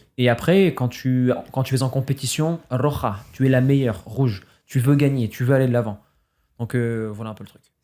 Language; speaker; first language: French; native; French